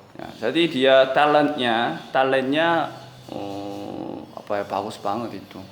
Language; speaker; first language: Indonesian; non-native, learner; Korean